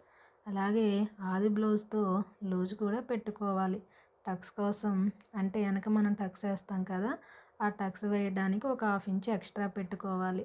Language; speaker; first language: Telugu; native; Telugu